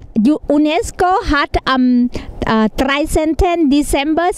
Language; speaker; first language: German; non-native, learner; Thai